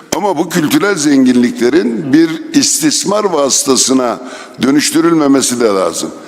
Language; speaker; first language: Turkish; native; Turkish